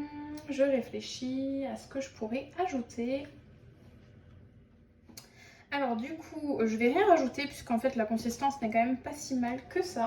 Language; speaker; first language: French; native; French